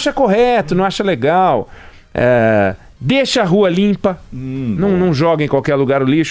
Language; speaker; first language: Portuguese; native; Portuguese